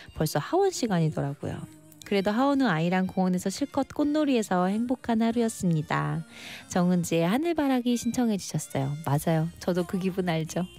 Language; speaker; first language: Korean; native; Korean